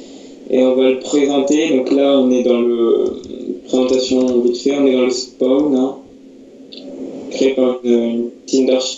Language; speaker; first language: French; native; French